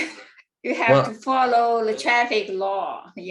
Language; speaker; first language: English; non-native, learner; Chinese